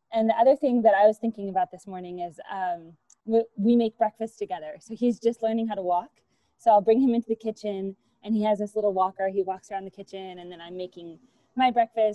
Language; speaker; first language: English; native; English